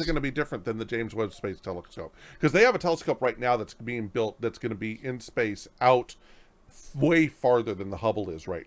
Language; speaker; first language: English; native; English